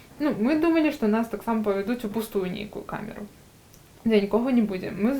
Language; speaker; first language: Belarusian; native; Belarusian